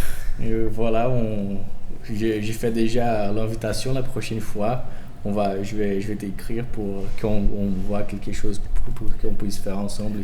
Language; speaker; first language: French; non-native, fluent; Portuguese